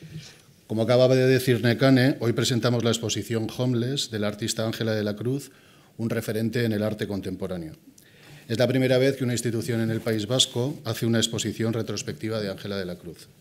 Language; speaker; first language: Spanish; native; Spanish